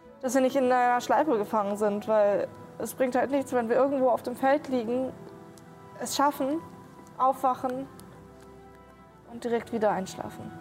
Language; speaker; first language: German; native; German